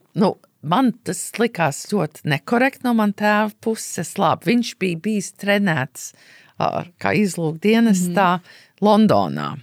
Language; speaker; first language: Latvian; early bilingual, heritage; Latvian